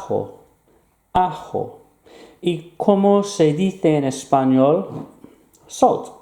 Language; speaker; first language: Spanish; non-native, fluent; English